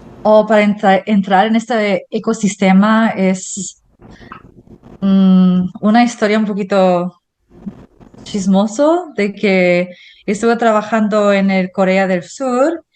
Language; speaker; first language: Spanish; non-native, fluent; English